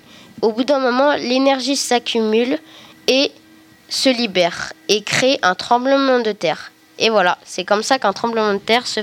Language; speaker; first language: French; native; French